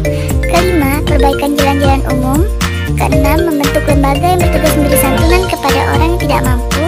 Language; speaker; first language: Indonesian; native; Indonesian